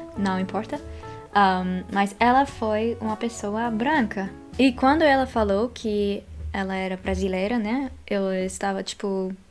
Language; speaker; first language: Portuguese; non-native, fluent; Dutch